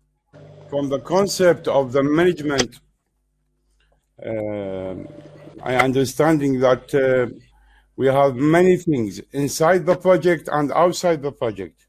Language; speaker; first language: English; non-native, learner; Arabic